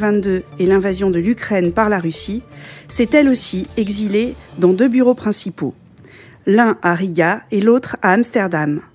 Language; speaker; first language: French; native; French